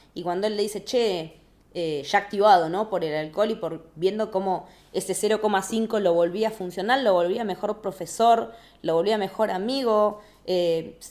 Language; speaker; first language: Spanish; native; Spanish